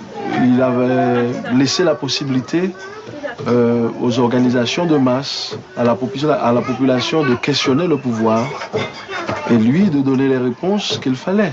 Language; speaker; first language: French; non-native, local second language; Haitian Creole